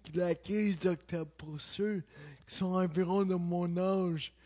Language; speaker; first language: French; native; French